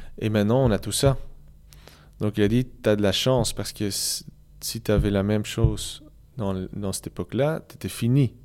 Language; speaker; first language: French; non-native, local second language; Dutch